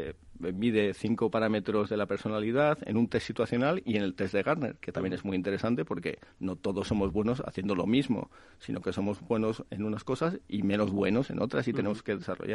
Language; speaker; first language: Spanish; native; Spanish